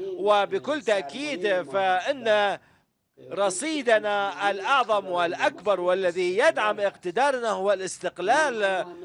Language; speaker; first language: Arabic; non-native, fluent; Persian